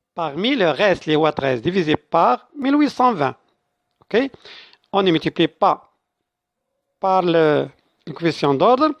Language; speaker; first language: French; non-native, local second language; Arabic